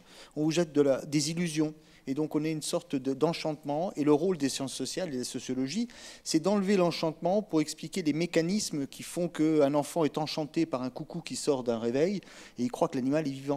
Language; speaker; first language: French; native; French